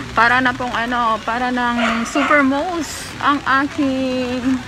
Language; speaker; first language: Filipino; non-native, local second language; Cebuano